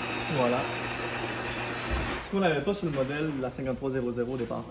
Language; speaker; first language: French; native; French